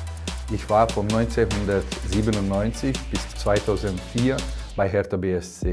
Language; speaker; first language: German; non-native, learner; Hungarian